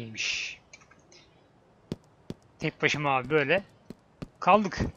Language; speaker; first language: Turkish; native; Turkish